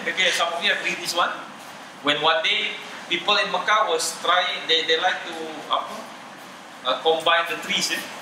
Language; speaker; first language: English; non-native, fluent; Indonesian